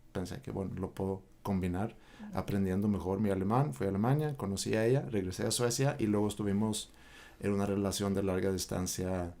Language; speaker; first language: Spanish; non-native, fluent; Swedish